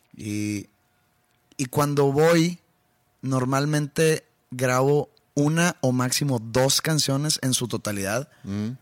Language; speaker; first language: Spanish; native; Spanish